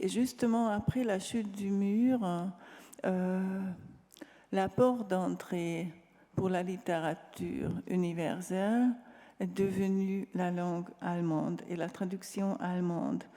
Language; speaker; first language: French; non-native, fluent; Hungarian